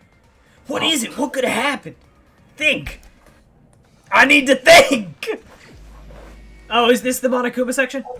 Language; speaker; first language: English; native; English